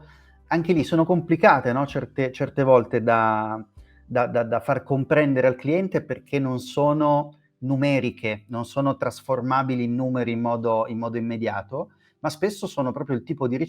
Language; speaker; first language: Italian; native; Italian